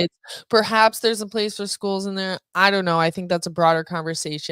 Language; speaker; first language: English; native; English